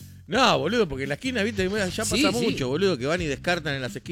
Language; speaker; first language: Spanish; native; Spanish